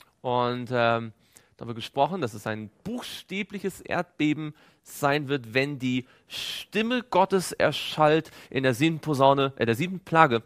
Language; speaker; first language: German; native; German